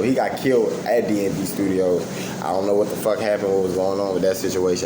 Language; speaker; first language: English; native; English